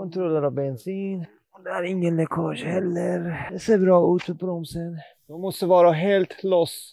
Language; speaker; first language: Swedish; non-native, learner; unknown